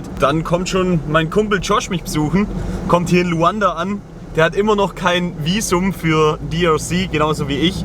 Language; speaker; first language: German; native; German